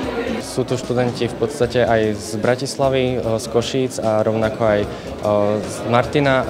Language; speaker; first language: Slovak; native; Slovak